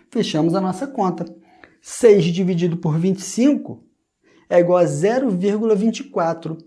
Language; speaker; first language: Portuguese; native; Portuguese